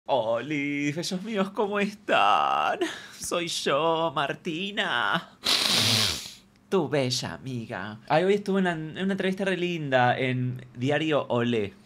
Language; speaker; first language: Spanish; native; Spanish